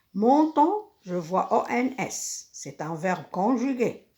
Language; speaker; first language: French; non-native, local second language; Arabic